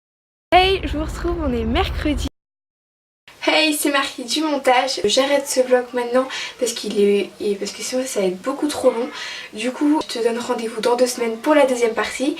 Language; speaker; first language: French; native; French